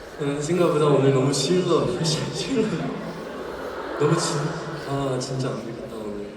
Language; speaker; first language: Korean; non-native, learner; Chinese